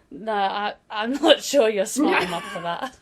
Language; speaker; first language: English; native; English